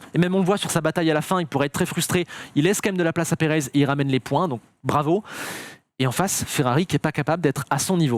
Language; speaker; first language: French; native; French